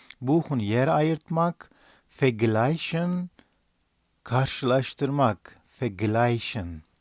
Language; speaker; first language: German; non-native, fluent; Turkish